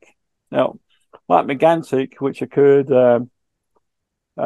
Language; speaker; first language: English; native; English